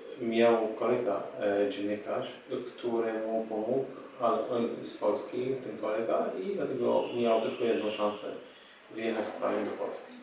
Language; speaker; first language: Polish; non-native, learner; Arabic